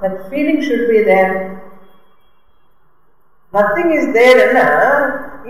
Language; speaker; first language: English; non-native, local second language; Tamil